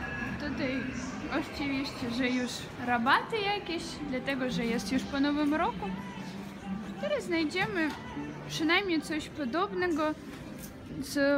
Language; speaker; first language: Polish; non-native, learner; Ukrainian